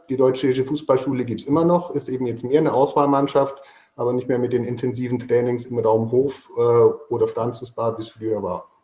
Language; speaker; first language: German; native; German